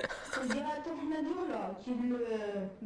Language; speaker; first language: French; native; French